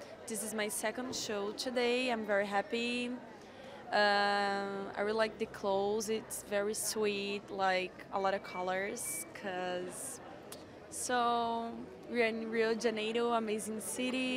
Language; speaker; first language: English; non-native, learner; Portuguese